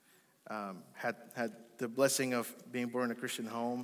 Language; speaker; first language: English; early bilingual, other home language; Spanish